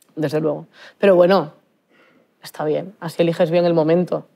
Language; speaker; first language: Spanish; native; Spanish